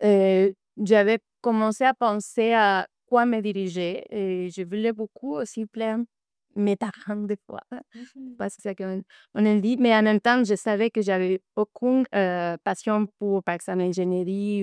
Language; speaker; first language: French; non-native, fluent; Spanish